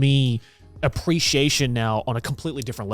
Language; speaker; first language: English; native; English